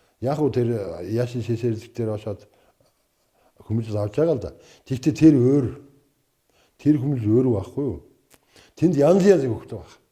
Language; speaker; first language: Mongolian; non-native, local second language; Kazakh